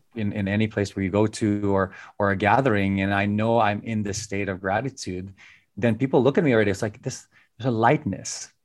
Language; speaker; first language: English; non-native, local second language; Filipino